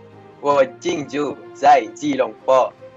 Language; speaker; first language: Chinese; non-native, learner; Malay